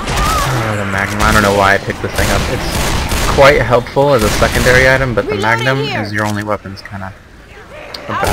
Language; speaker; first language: English; native; English